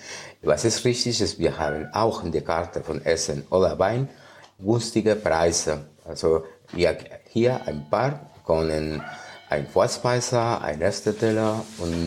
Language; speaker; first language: German; non-native, fluent; Spanish